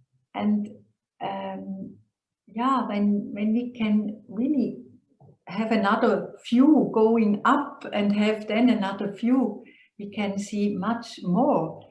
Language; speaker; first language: English; non-native, fluent; German